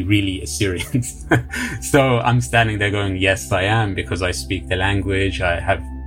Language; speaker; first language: English; native; English